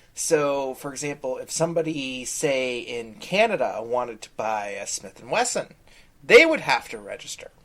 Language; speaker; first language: English; native; English